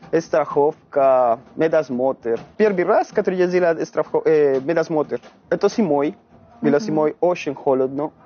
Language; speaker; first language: Russian; non-native, learner; Spanish